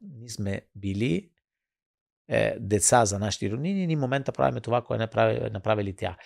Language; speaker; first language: Bulgarian; non-native, fluent; Italian